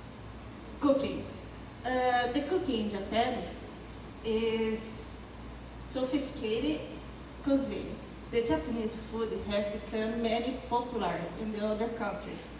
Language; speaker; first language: English; non-native, learner; Portuguese